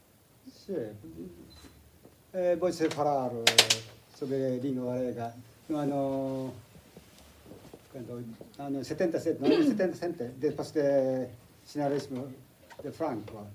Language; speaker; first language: Galician; non-native, fluent; Japanese